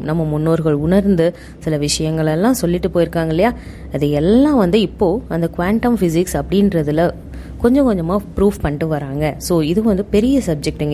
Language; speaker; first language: Tamil; native; Tamil